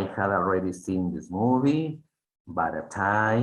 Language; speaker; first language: English; non-native, fluent; Spanish